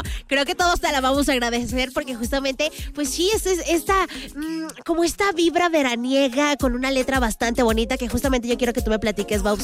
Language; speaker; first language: Spanish; native; Spanish